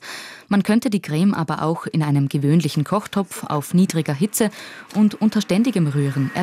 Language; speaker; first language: German; native; German